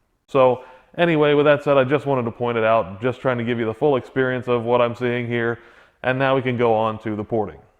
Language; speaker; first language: English; native; English